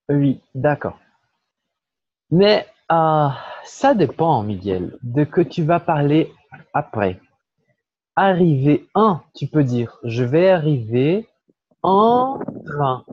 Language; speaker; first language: French; non-native, fluent; Portuguese